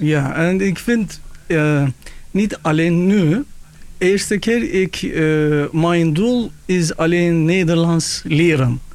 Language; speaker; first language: Dutch; non-native, learner; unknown